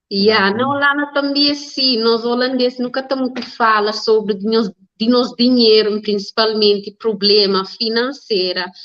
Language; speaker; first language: Portuguese; non-native, learner; Kabuverdianu